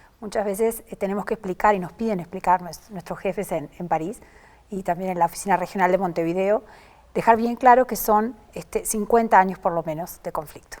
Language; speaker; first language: Spanish; native; Spanish